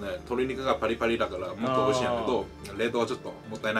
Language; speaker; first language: Japanese; native; Japanese